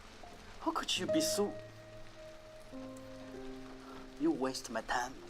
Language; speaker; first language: English; non-native, learner; Chinese